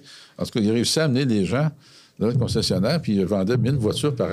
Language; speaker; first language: French; native; French